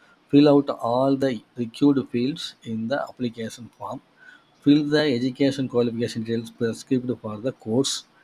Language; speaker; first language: English; non-native, local second language; Tamil